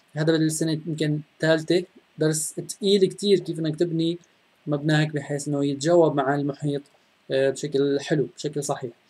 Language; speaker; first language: Arabic; native; Arabic